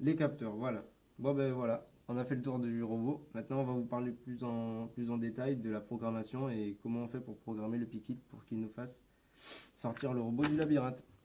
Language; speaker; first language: French; native; French